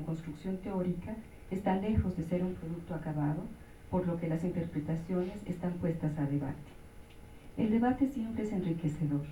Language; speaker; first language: Spanish; native; Spanish